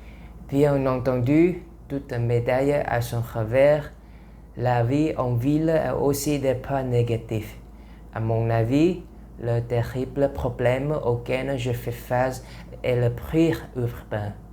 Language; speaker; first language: French; non-native, learner; Vietnamese